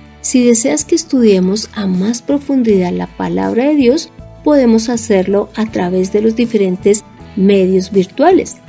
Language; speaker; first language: Spanish; native; Spanish